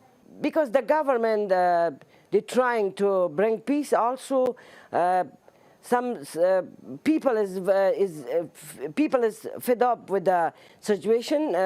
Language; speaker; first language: English; non-native, learner; Persian